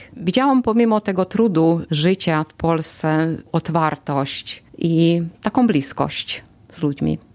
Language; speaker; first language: Polish; non-native, fluent; Hungarian